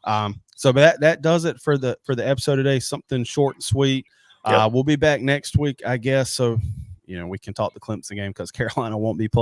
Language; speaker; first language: English; native; English